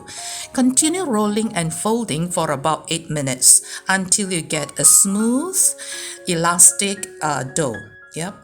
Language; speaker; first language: English; native; English